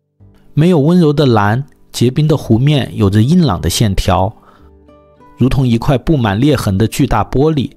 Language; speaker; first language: Chinese; native; Chinese